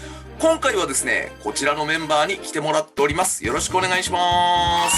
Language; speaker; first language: Japanese; native; Japanese